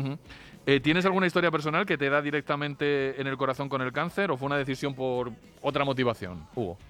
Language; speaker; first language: Spanish; native; Spanish